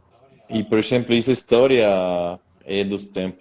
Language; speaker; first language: Portuguese; non-native, fluent; Spanish